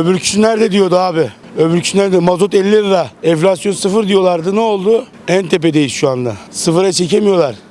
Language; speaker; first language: Turkish; native; Turkish